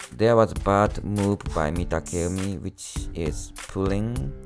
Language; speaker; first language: English; non-native, learner; Japanese